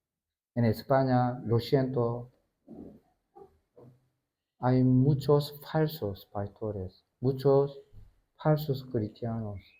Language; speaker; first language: Spanish; non-native, learner; Korean